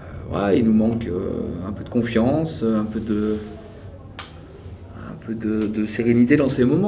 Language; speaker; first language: French; native; French